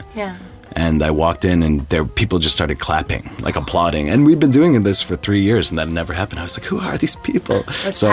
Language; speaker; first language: English; native; English